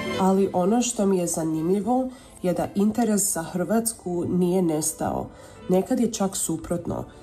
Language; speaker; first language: Croatian; early bilingual, heritage; Croatian